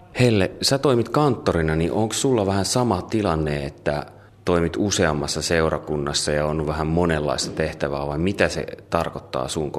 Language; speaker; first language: Finnish; native; Finnish